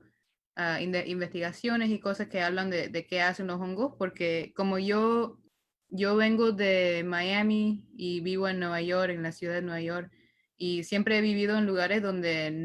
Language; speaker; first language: Spanish; early bilingual, heritage; Spanish